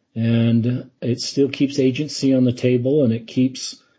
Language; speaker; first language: English; native; English